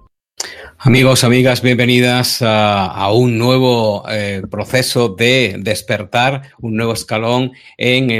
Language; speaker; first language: Spanish; native; Spanish